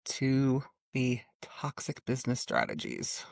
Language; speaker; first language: English; native; English